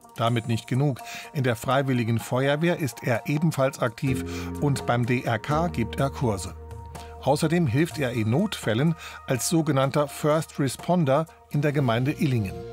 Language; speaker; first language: German; native; German